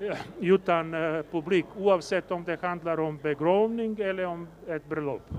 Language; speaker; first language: Swedish; non-native, fluent; Macedonian